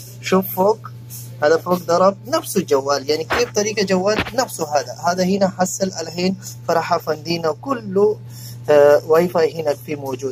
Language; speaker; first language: Arabic; non-native, learner; Urdu